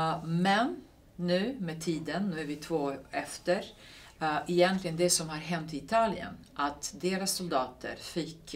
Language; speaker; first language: Swedish; non-native, fluent; Serbian